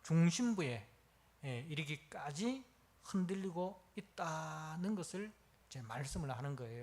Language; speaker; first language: Korean; native; Korean